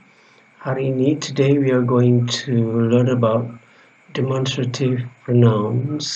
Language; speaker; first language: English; non-native, fluent; Indonesian